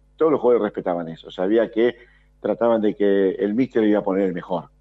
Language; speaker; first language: Spanish; native; Spanish